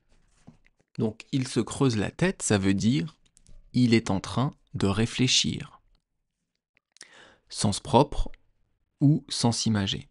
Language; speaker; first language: French; native; French